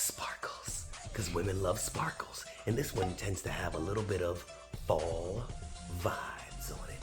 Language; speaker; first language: English; native; English